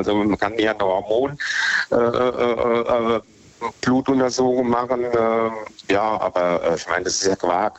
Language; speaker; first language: German; native; German